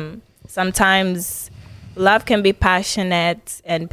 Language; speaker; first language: English; non-native, local second language; Swahili